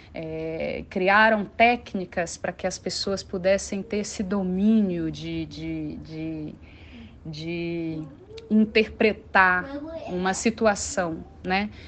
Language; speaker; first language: Portuguese; non-native, local second language; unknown